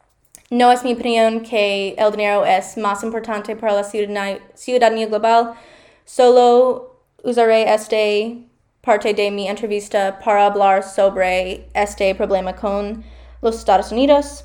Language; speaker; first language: Spanish; non-native, learner; English